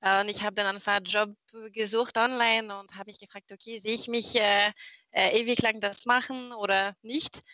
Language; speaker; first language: German; non-native, fluent; French